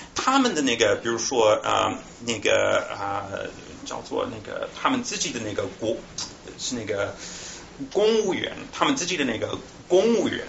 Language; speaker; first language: Chinese; non-native, fluent; English